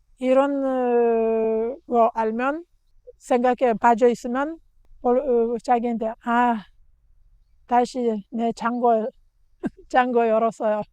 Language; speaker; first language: Korean; non-native, learner; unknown